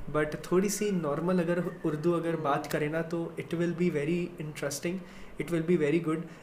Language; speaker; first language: Hindi; native; Hindi